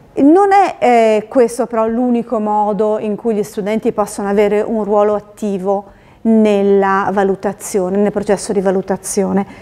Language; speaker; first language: Italian; native; Italian